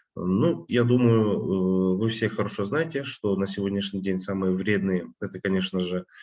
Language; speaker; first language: Russian; non-native, local second language; Kazakh